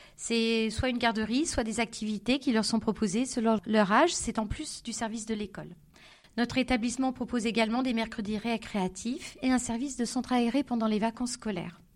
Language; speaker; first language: French; native; French